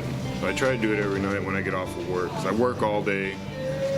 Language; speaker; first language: English; native; English